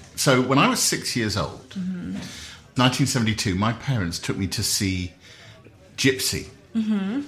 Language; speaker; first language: English; native; English